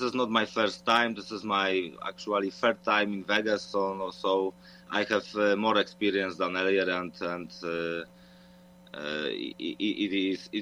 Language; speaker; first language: English; non-native, fluent; Polish